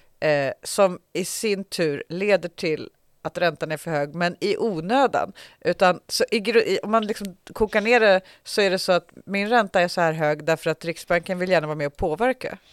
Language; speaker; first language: Swedish; native; Swedish